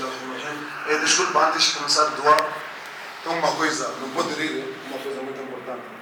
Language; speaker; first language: Portuguese; non-native, learner; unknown